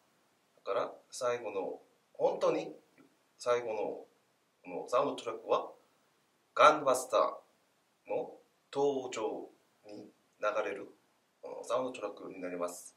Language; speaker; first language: Japanese; non-native, learner; Korean